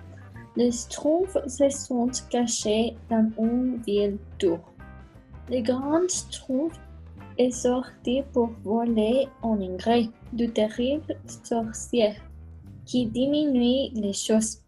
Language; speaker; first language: French; non-native, learner; Spanish